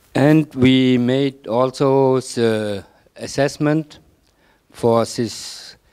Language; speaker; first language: English; non-native, fluent; German